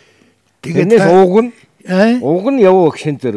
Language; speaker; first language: Mongolian; native; Mongolian